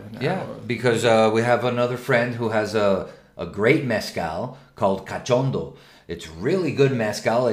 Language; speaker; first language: English; non-native, fluent; Spanish